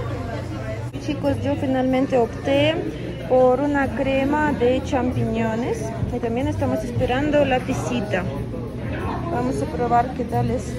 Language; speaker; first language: Spanish; native; Spanish